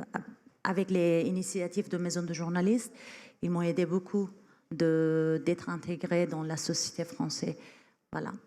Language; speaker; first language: French; non-native, fluent; Persian